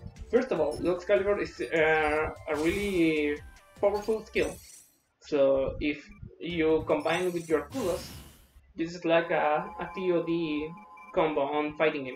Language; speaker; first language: English; non-native, learner; Spanish